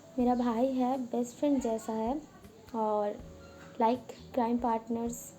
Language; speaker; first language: Hindi; non-native, local second language; Bangla